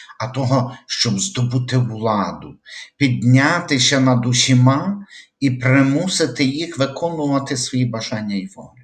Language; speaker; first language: Ukrainian; native; Ukrainian